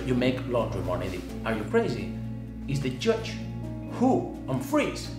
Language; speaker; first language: English; non-native, learner; Spanish